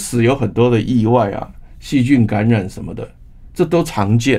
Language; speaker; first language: Chinese; native; Chinese